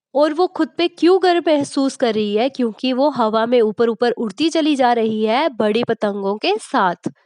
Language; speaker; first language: Hindi; native; Hindi